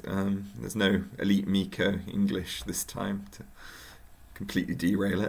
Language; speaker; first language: English; non-native, fluent; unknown